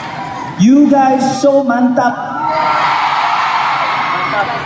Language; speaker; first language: English; non-native, learner; Korean